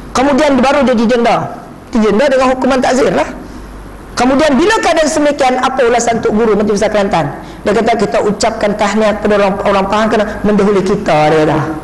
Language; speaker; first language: Malay; non-native, local second language; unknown